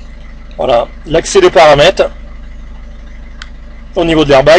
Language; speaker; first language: French; native; French